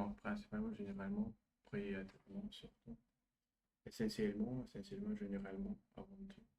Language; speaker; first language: French; non-native, learner; Russian